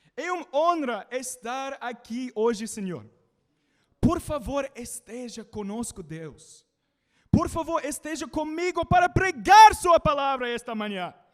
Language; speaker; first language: Portuguese; non-native, learner; English